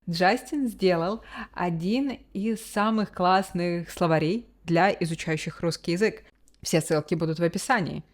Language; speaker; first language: Russian; native; Russian